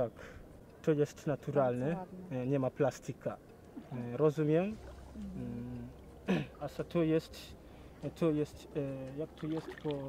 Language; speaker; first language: Polish; non-native, learner; Swahili